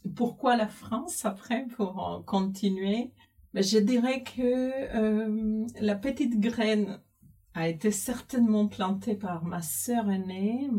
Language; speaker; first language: French; non-native, fluent; Spanish